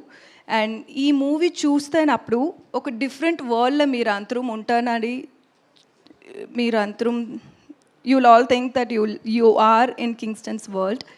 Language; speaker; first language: Telugu; non-native, learner; Tamil